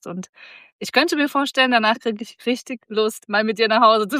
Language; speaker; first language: German; native; German